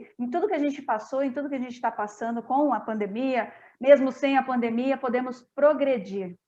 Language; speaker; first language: Portuguese; native; Portuguese